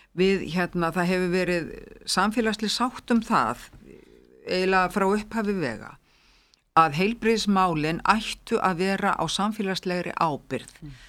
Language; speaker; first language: Icelandic; native; Icelandic